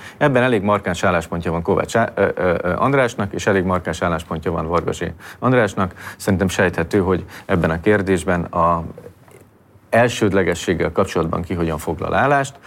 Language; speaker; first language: Hungarian; native; Hungarian